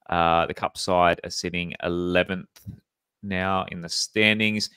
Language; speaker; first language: English; native; English